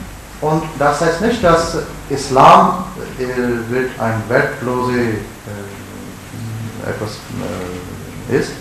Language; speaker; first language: German; non-native, learner; Urdu